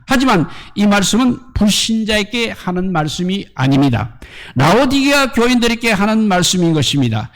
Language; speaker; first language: Korean; native; Korean